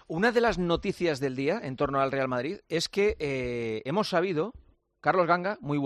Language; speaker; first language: Spanish; native; Spanish